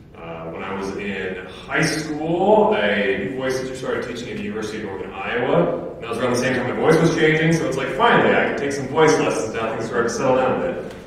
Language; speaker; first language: English; native; English